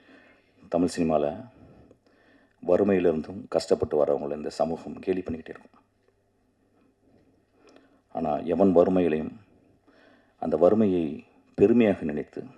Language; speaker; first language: Tamil; native; Tamil